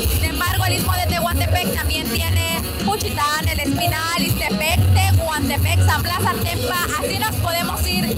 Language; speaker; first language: Spanish; native; Spanish